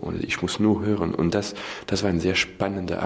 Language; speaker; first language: German; non-native, fluent; French